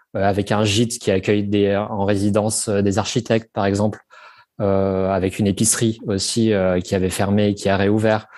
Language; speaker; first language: French; native; French